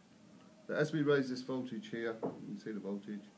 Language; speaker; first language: English; native; English